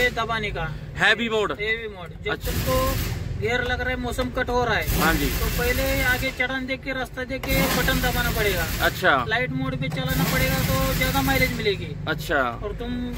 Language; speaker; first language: Hindi; non-native, local second language; Marathi